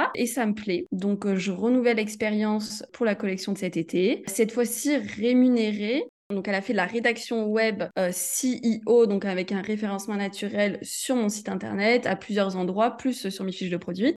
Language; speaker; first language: French; native; French